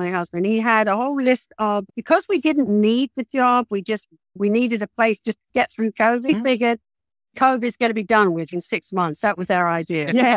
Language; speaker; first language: English; native; English